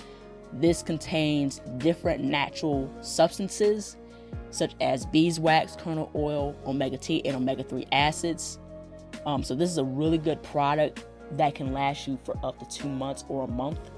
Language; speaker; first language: English; native; English